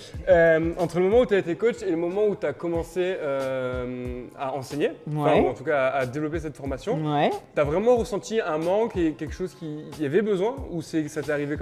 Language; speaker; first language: French; native; French